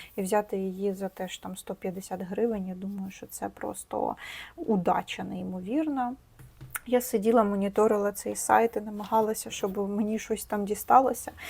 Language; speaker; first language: Ukrainian; native; Ukrainian